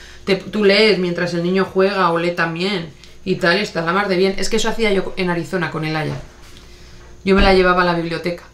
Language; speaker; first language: Spanish; native; Spanish